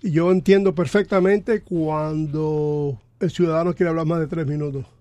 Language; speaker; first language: Spanish; early bilingual, heritage; Spanish